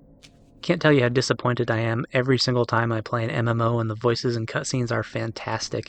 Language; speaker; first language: English; native; English